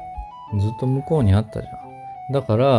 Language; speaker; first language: Japanese; native; Japanese